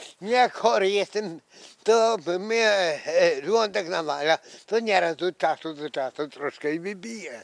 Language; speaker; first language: Polish; non-native, local second language; Ukrainian